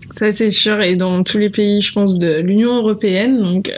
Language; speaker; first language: French; native; French